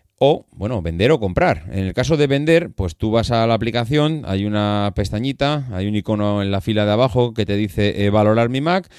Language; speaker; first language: Spanish; native; Spanish